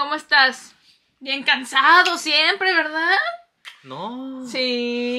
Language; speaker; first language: Spanish; non-native, fluent; Korean